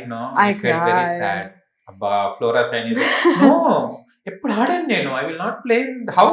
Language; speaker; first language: Telugu; native; Telugu